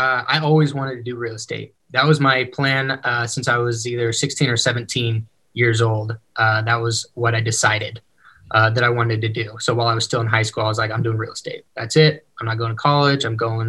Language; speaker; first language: English; native; English